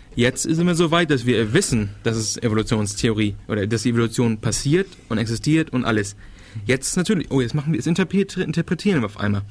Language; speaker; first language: German; non-native, fluent; Danish